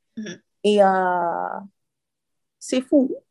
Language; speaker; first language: French; non-native, learner; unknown